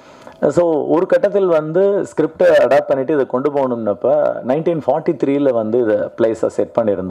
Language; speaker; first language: Tamil; native; Tamil